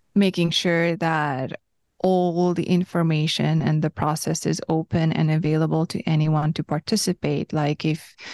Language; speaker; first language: English; non-native, fluent; Hungarian